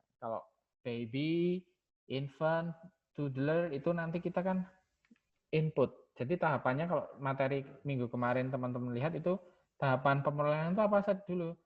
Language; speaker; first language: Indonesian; non-native, local second language; Javanese